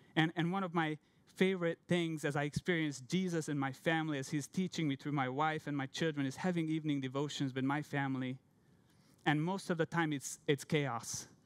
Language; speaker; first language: English; non-native, fluent; Hungarian